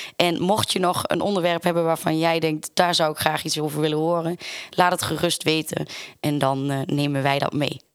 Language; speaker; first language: Dutch; native; Dutch